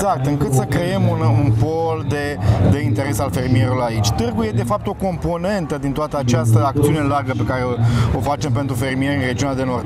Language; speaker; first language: Romanian; native; Romanian